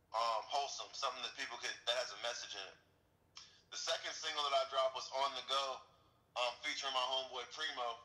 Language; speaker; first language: English; native; English